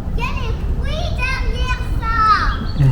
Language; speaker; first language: French; early bilingual, heritage; French